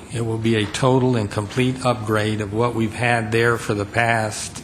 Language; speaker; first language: English; native; English